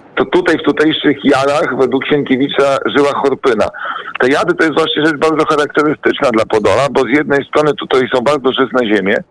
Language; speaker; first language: Polish; native; Polish